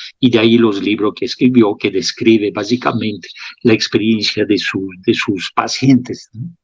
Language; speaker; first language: Spanish; non-native, fluent; French